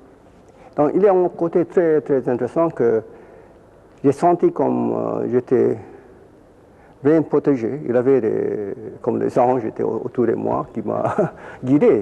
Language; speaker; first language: French; non-native, fluent; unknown